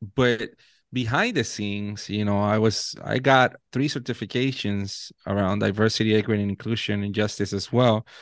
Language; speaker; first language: English; non-native, fluent; Spanish